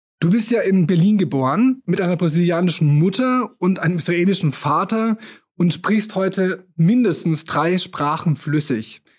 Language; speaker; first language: German; native; German